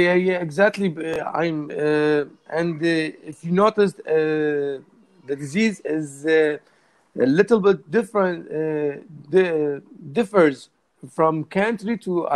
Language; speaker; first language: English; non-native, learner; Arabic